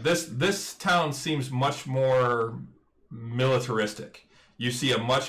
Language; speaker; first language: English; native; English